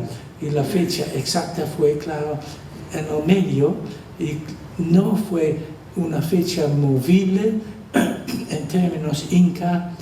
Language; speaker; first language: Spanish; non-native, fluent; Dutch